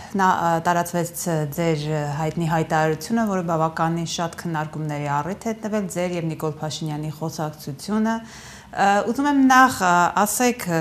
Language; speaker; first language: Armenian; native; Armenian